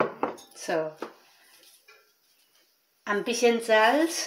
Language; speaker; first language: German; non-native, learner; Chinese